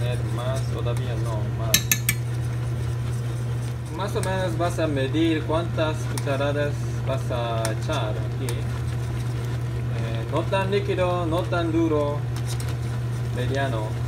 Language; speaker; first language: Spanish; non-native, learner; Korean